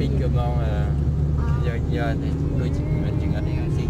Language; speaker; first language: French; non-native, learner; Khmer